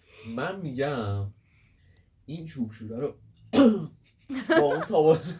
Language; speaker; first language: Persian; native; Persian